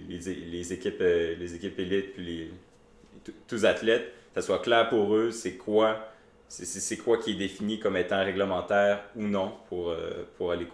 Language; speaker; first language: French; native; French